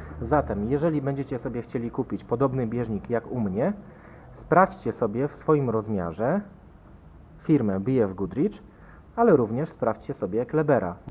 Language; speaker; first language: Polish; native; Polish